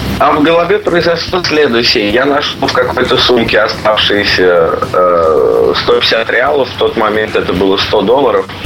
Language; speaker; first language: Russian; native; Russian